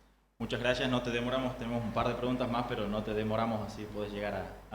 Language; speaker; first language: Spanish; native; Spanish